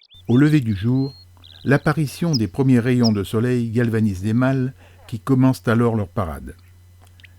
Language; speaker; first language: French; native; French